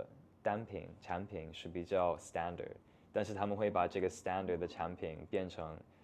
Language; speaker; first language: Chinese; non-native, fluent; English